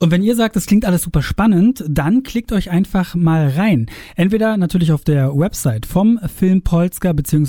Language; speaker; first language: German; native; German